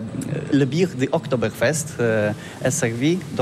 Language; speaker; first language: French; non-native, learner; Polish